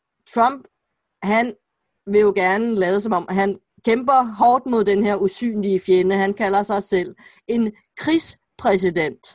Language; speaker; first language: Danish; native; Danish